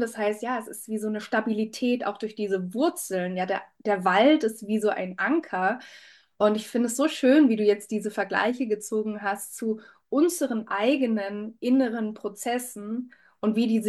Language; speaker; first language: German; native; German